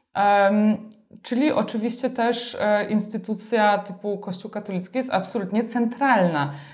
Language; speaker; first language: Polish; native; Polish